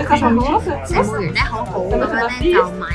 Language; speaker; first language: Chinese; native; Chinese